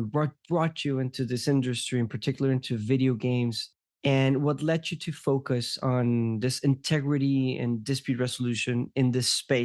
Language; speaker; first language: English; non-native, fluent; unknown